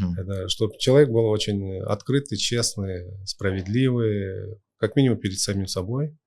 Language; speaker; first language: Russian; non-native, local second language; Uzbek